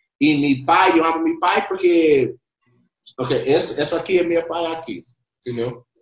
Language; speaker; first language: Portuguese; non-native, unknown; Spanish